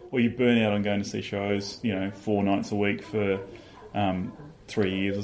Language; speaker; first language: English; native; English